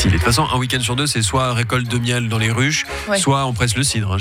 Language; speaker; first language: French; native; French